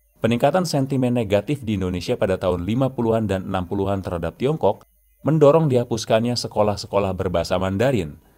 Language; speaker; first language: Indonesian; native; Indonesian